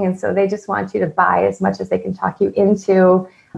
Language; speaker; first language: English; native; English